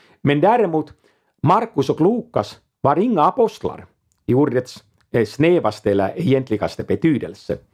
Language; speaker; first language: Swedish; non-native, local second language; Finnish